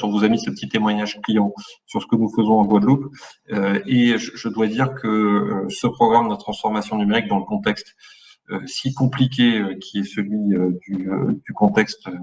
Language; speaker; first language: French; native; French